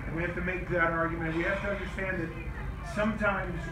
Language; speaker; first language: English; early bilingual, other home language; Spanish